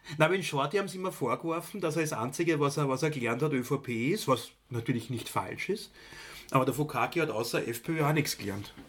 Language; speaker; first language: German; native; German